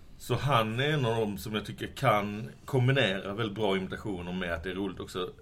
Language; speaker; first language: Swedish; native; Swedish